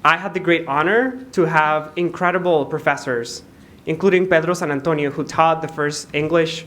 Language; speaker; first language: English; non-native, fluent; Spanish